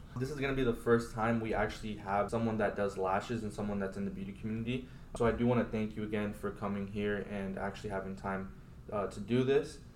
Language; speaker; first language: English; native; English